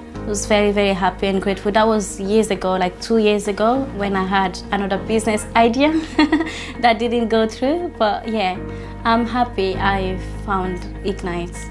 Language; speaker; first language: English; non-native, fluent; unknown